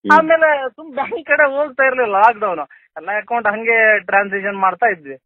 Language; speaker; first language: Kannada; native; Kannada